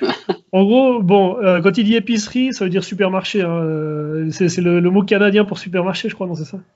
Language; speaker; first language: French; native; French